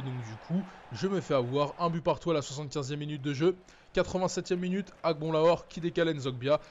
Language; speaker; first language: French; native; French